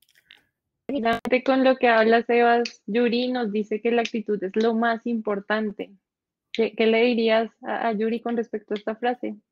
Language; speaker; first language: Spanish; native; Spanish